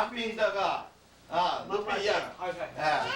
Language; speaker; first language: Chinese; non-native, local second language; Amis